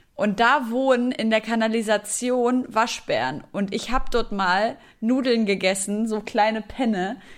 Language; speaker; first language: German; early bilingual, other home language; Arabic